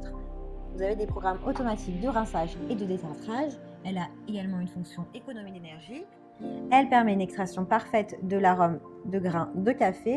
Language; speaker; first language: French; native; French